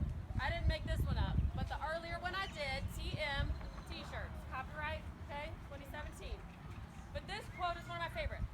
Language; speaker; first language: English; native; English